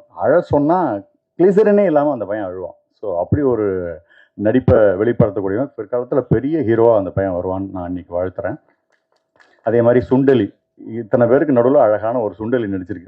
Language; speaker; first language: Tamil; native; Tamil